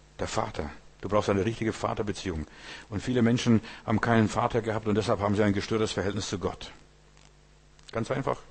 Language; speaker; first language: German; early bilingual, heritage; German